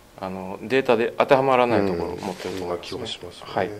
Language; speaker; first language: Japanese; native; Japanese